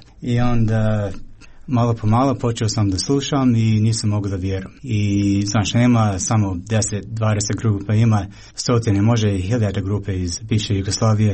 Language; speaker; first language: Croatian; non-native, fluent; English